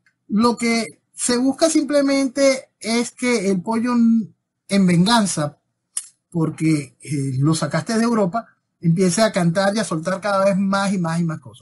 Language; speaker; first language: Spanish; native; Spanish